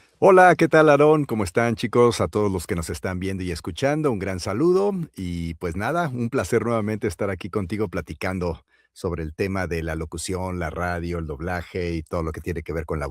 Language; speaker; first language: Spanish; native; Spanish